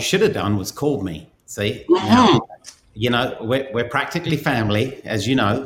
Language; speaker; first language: English; native; English